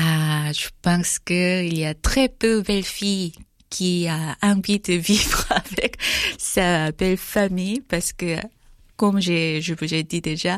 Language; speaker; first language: French; non-native, fluent; Korean